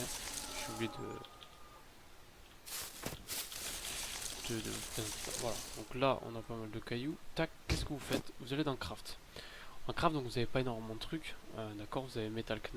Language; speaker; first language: French; native; French